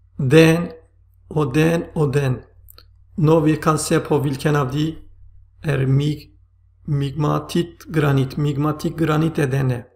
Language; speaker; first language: Swedish; non-native, fluent; Turkish